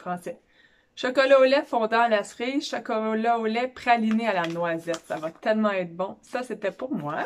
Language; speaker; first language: French; native; French